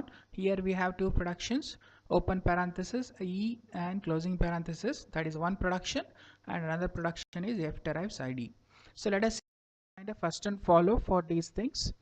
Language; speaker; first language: English; non-native, local second language; Kannada